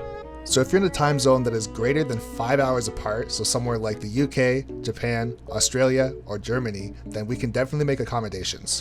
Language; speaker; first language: English; native; English